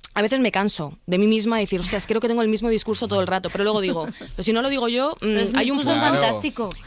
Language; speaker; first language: Spanish; early bilingual, other home language; Arabic